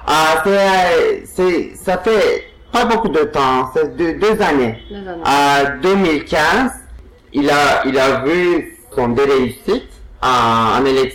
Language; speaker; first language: French; non-native, fluent; Turkish